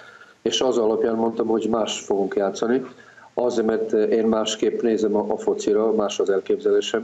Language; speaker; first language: Hungarian; non-native, fluent; Serbian